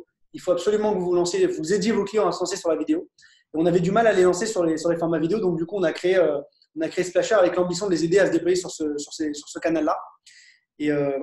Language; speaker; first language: French; native; French